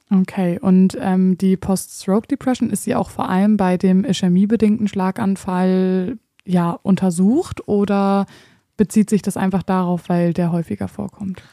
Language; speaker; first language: German; native; German